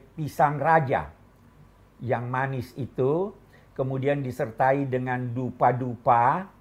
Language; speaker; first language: Indonesian; native; Indonesian